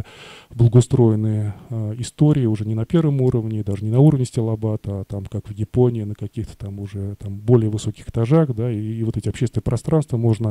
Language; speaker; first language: Russian; native; Russian